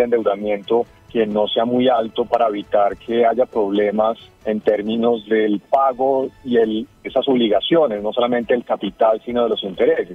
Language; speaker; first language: Spanish; native; Spanish